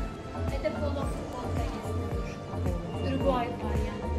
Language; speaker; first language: Russian; non-native, learner; Turkish